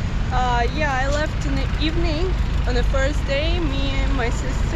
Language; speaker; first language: English; non-native, fluent; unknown